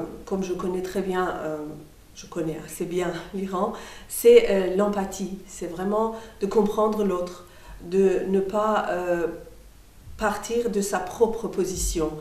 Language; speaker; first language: French; non-native, fluent; Persian